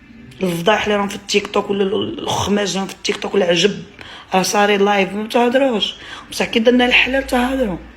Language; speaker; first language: Arabic; native; Arabic